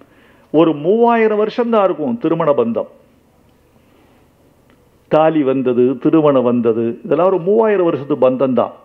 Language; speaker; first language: Tamil; native; Tamil